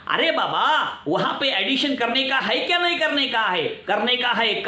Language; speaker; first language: Hindi; non-native, local second language; Marathi